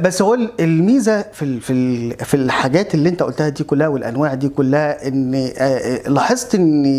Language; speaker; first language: Arabic; native; Arabic